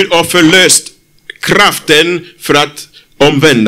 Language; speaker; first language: Swedish; non-native, fluent; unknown